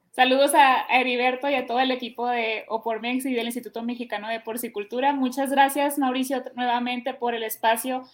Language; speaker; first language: Spanish; native; Spanish